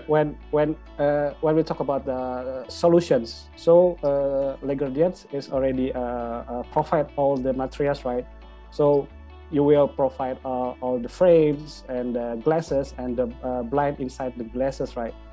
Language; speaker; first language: English; non-native, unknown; Indonesian